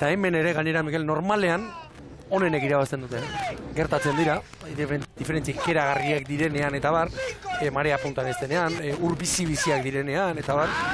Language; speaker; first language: Basque; native; Basque